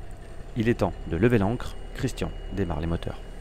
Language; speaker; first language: French; native; French